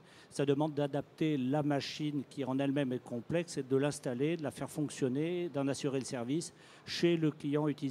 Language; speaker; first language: French; native; French